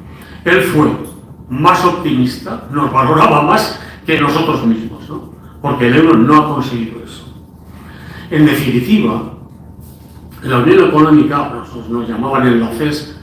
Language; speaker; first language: Spanish; native; Spanish